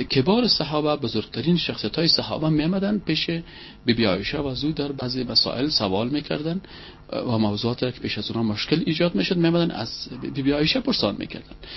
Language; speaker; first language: Persian; native; Persian